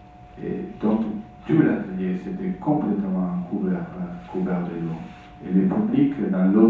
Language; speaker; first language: French; non-native, fluent; Italian